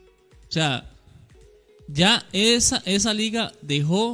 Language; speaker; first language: Spanish; native; Spanish